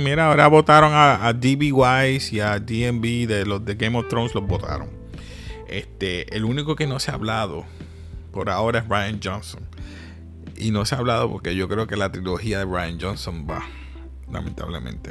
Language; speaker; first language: Spanish; native; Spanish